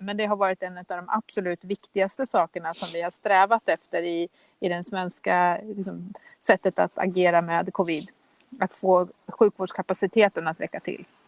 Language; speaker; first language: Swedish; native; Swedish